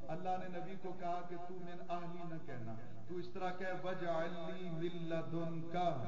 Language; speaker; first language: Urdu; native; Urdu